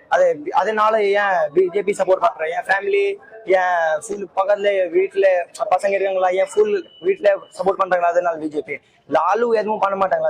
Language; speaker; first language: Tamil; non-native, local second language; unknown